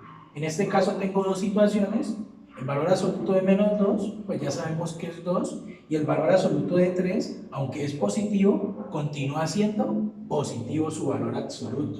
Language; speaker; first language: Spanish; native; Spanish